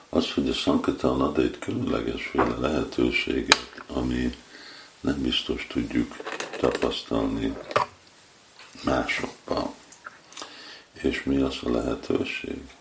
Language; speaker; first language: Hungarian; non-native, fluent; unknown